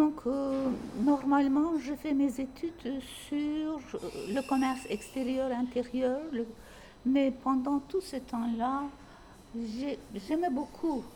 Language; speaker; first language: French; non-native, fluent; Turkish